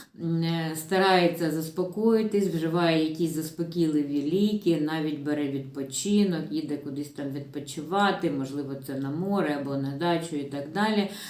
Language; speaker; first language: Ukrainian; non-native, local second language; Russian